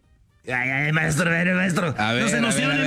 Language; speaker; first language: Spanish; native; Spanish